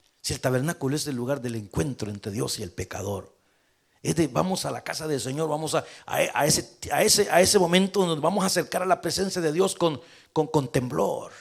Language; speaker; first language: Spanish; native; Spanish